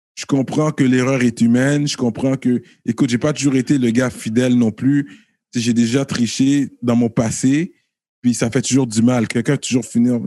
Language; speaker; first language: French; early bilingual, other home language; Haitian Creole